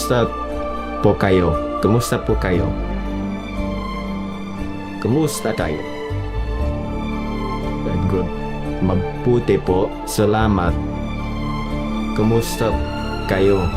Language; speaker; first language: Filipino; non-native, learner; English